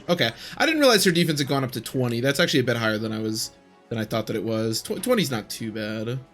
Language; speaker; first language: English; native; English